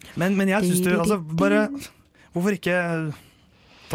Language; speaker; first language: Norwegian; native; Norwegian